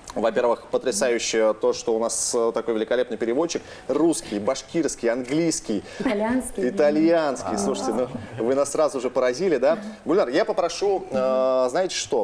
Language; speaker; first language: Russian; native; Russian